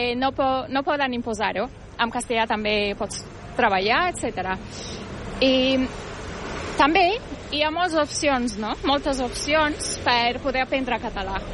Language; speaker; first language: Catalan; non-native, fluent; Turkish